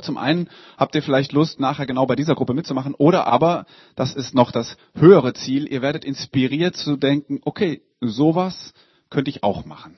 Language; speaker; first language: German; native; German